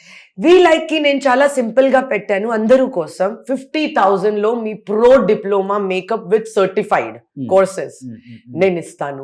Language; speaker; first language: Telugu; non-native, learner; Hindi